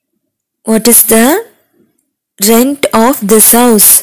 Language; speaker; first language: English; non-native, local second language; Tamil